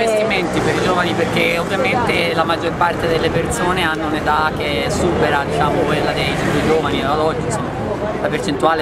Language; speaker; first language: Italian; native; Italian